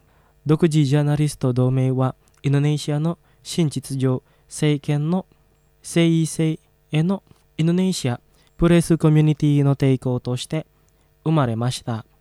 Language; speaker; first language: Japanese; non-native, fluent; Indonesian